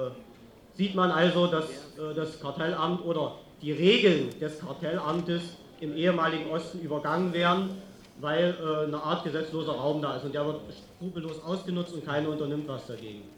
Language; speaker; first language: German; native; German